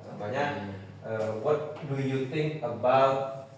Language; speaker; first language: English; non-native, fluent; Indonesian